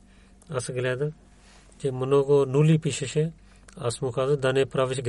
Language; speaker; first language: Bulgarian; non-native, learner; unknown